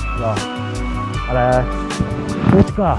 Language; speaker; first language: Czech; non-native, learner; Chinese